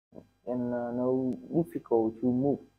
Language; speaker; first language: English; non-native, learner; Vietnamese